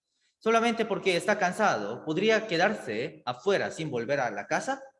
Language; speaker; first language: Spanish; native; Spanish